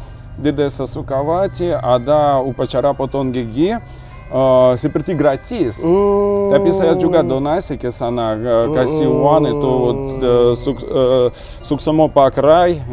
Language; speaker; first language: Indonesian; non-native, learner; Russian